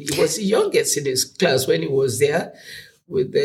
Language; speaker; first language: English; non-native, local second language; Yoruba